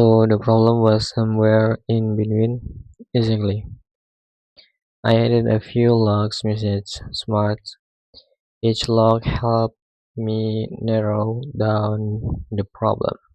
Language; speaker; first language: English; non-native, learner; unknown